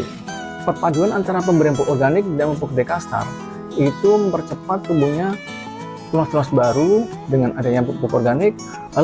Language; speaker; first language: Indonesian; native; Indonesian